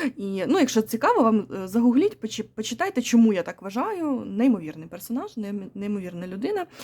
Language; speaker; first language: Ukrainian; non-native, local second language; Russian